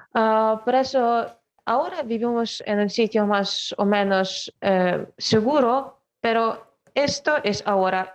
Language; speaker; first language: Spanish; non-native, fluent; Ukrainian